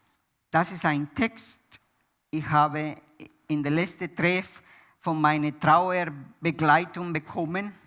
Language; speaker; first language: German; non-native, fluent; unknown